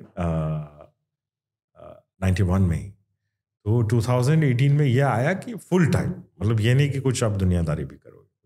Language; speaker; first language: Hindi; non-native, local second language; Kannada